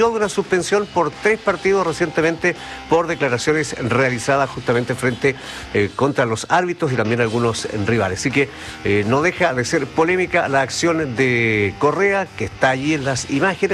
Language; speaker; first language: Spanish; native; Spanish